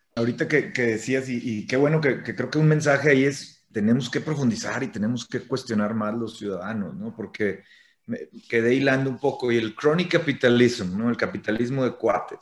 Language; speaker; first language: Spanish; native; Spanish